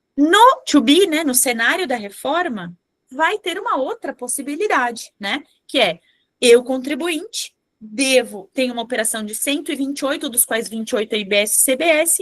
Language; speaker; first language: Portuguese; native; Portuguese